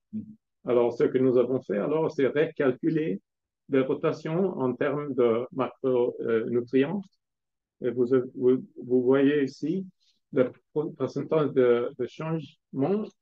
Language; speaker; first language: French; non-native, fluent; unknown